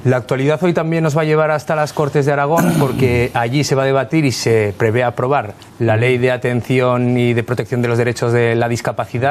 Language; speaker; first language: Spanish; native; Spanish